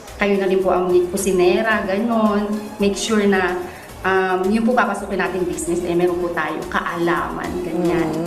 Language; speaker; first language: Filipino; native; Filipino